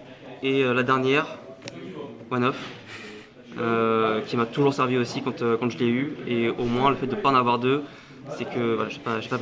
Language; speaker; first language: French; native; French